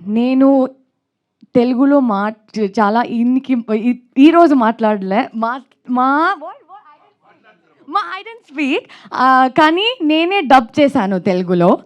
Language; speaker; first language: Telugu; non-native, learner; Kannada